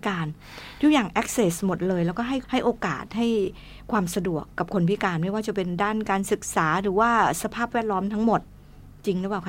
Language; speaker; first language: Thai; native; Thai